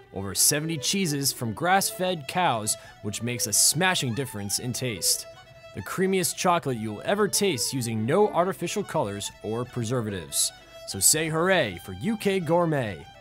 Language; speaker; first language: English; native; English